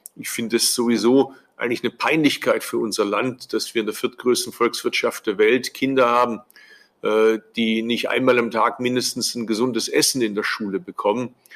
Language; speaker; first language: German; early bilingual, other home language; Turkish